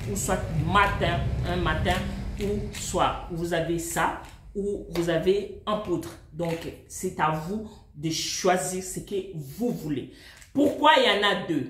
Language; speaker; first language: French; non-native, local second language; Swahili